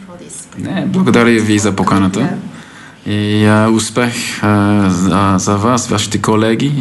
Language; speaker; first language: Bulgarian; non-native, learner; English